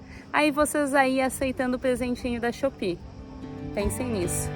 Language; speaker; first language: Portuguese; native; Portuguese